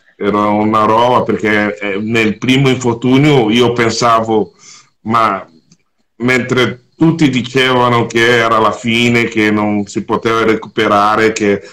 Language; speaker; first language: Italian; non-native, fluent; Portuguese